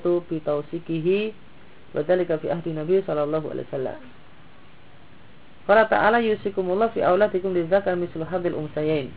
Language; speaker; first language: Arabic; non-native, fluent; Indonesian